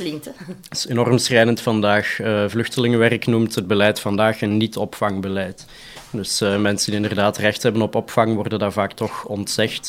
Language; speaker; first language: Dutch; native; Dutch